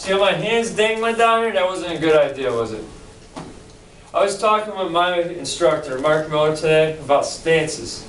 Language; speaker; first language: English; native; English